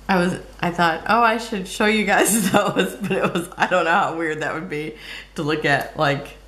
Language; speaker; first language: English; native; English